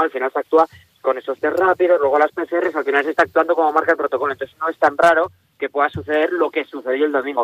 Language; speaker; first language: Spanish; native; Spanish